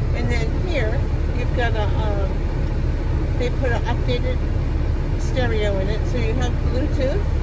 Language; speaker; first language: English; native; English